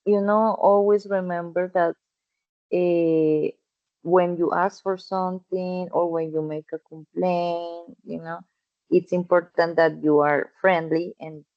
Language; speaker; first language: English; non-native, fluent; Spanish